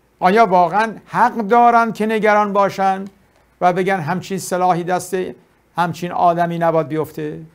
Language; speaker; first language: Persian; native; Persian